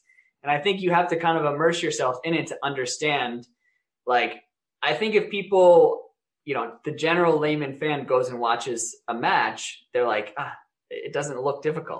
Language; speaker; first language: English; native; English